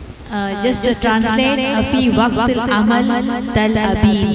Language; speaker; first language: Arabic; non-native, learner; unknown